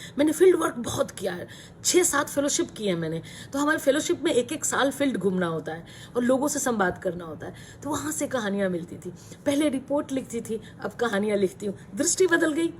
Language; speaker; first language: Hindi; native; Hindi